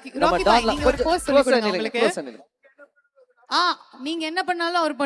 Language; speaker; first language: Tamil; native; Tamil